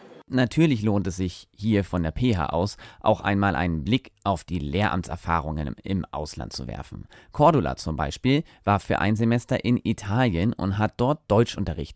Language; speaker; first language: German; native; German